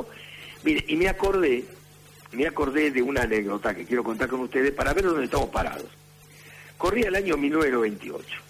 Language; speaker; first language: Spanish; native; Spanish